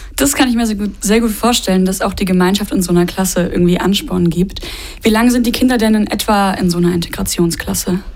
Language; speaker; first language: German; native; German